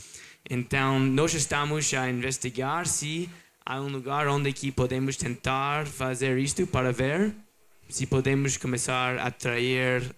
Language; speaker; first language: Portuguese; non-native, learner; English